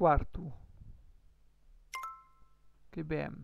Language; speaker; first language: Portuguese; non-native, learner; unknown